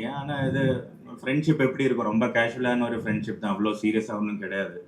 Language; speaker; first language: Tamil; non-native, local second language; Malayalam